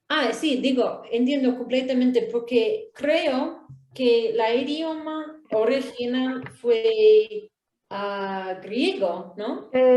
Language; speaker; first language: Spanish; non-native, learner; English